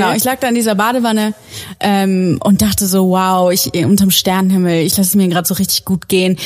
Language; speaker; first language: German; native; German